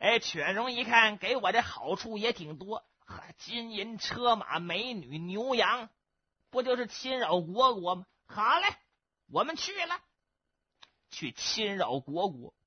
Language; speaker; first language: Chinese; native; Chinese